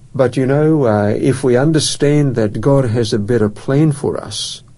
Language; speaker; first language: English; native; English